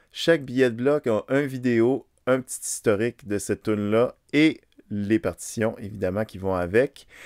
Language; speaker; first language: French; native; French